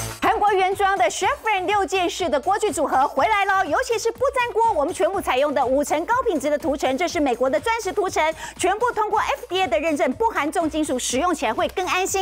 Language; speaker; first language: Chinese; native; Chinese